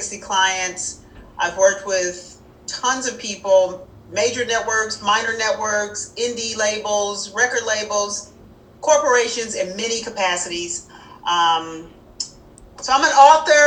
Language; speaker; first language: English; native; English